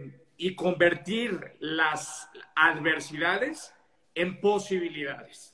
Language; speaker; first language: Spanish; native; Spanish